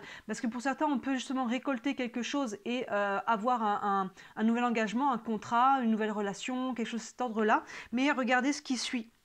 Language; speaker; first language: French; native; French